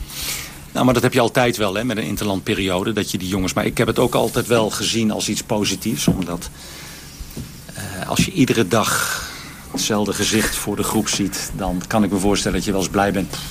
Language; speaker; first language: Dutch; native; Dutch